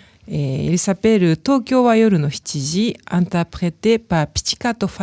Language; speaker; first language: French; non-native, fluent; Japanese